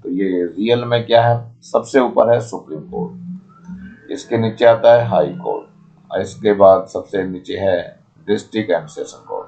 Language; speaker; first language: Hindi; native; Hindi